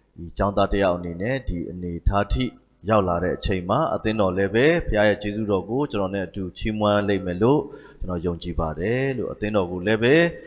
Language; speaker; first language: Burmese; non-native, local second language; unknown